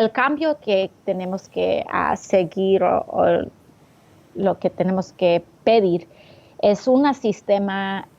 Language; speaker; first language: Spanish; early bilingual, heritage; English